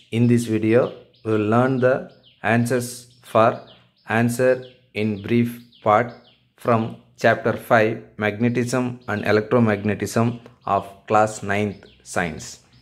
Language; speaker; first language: English; non-native, local second language; Tamil